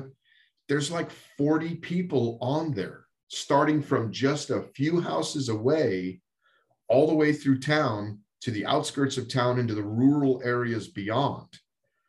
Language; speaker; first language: English; native; English